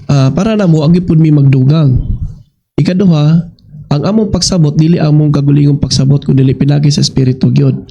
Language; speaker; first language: Cebuano; native; Cebuano